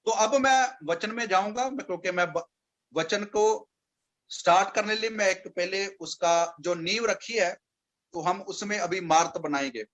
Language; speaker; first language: Hindi; non-native, local second language; Punjabi